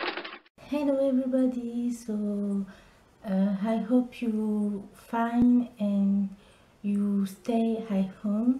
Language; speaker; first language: English; non-native, learner; French